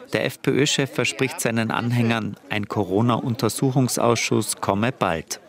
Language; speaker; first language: German; native; German